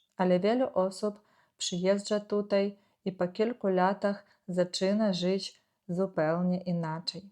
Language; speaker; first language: Polish; non-native, fluent; Ukrainian